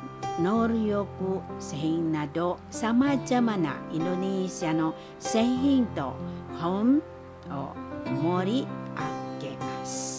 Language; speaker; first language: Japanese; non-native, fluent; Indonesian